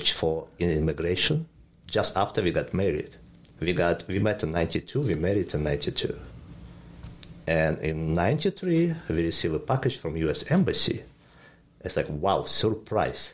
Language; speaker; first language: English; non-native, fluent; Ukrainian